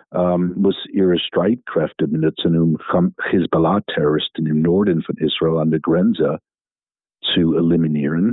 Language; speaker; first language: German; non-native, fluent; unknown